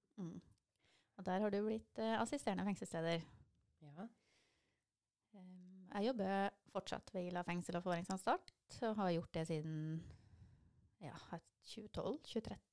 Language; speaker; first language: Norwegian; native; Norwegian